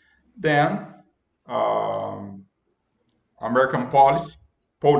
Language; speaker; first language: English; non-native, learner; Portuguese